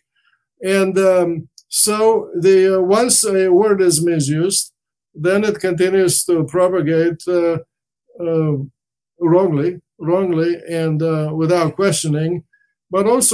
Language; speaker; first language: English; non-native, fluent; Romanian